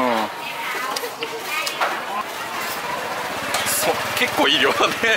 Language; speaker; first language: Japanese; native; Japanese